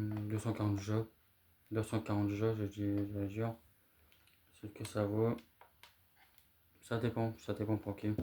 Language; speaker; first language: French; native; French